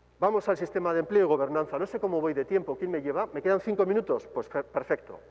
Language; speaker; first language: Spanish; native; Spanish